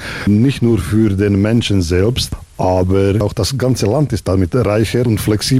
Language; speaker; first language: German; non-native, fluent; Slovak